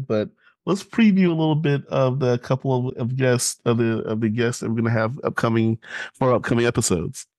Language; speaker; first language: English; native; English